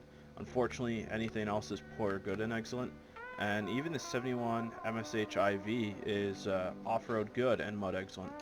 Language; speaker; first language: English; native; English